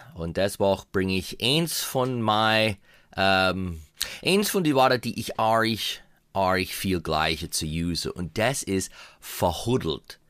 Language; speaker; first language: German; early bilingual, heritage; English